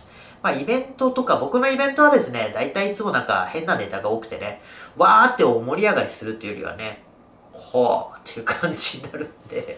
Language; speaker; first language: Japanese; native; Japanese